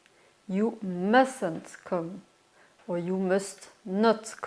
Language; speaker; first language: English; non-native, fluent; French